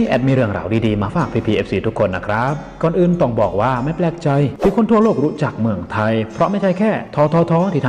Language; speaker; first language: Thai; native; Thai